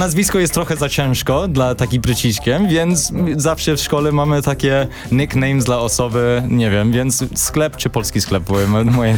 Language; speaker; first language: Polish; early bilingual, heritage; English